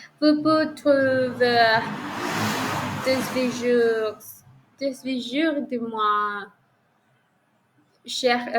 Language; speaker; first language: French; non-native, learner; Spanish